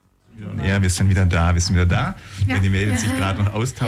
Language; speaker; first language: German; native; German